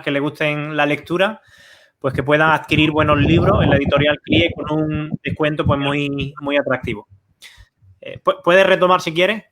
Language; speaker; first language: Spanish; native; Spanish